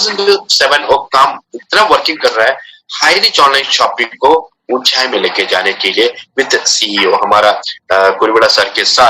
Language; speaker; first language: Hindi; non-native, local second language; Malayalam